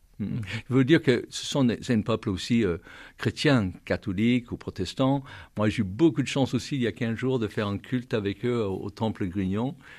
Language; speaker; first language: French; non-native, fluent; English